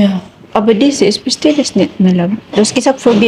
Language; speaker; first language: German; non-native, learner; Filipino